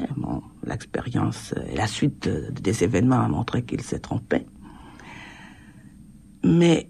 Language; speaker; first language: French; native; French